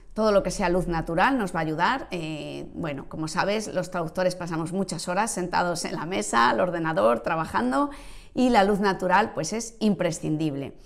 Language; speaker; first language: Spanish; native; Spanish